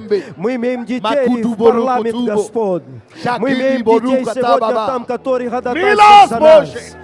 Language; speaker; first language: Russian; non-native, learner; Portuguese